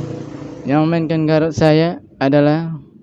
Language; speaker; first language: Indonesian; non-native, local second language; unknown